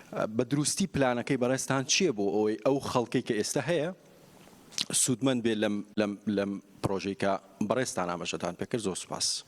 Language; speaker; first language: Central Kurdish; native; Central Kurdish